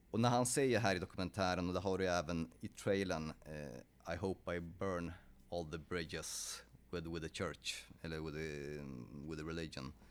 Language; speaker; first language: Swedish; early bilingual, other home language; Polish